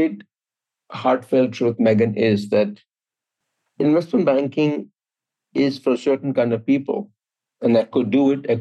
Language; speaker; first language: English; non-native, local second language; Hindi